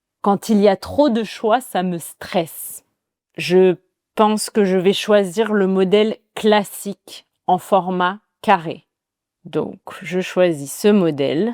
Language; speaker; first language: French; native; French